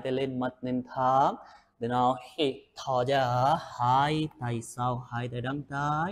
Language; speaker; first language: Vietnamese; non-native, learner; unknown